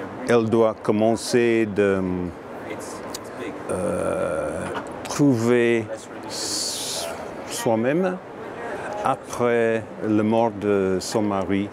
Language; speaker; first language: French; non-native, learner; English